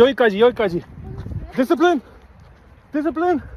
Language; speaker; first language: Korean; non-native, learner; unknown